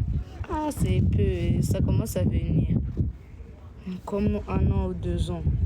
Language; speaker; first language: French; non-native, local second language; Kinyarwanda